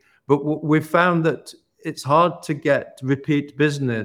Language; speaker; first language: English; native; English